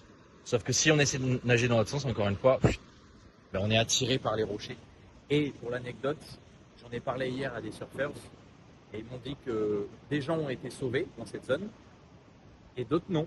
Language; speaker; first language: French; native; French